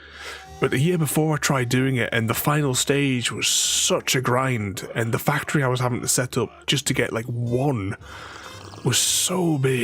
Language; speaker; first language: English; native; English